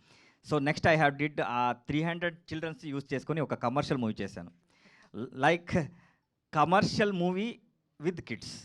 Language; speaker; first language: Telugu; non-native, learner; Kannada